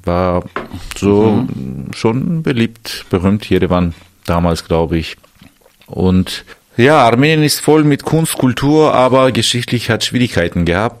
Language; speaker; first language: German; non-native, fluent; Armenian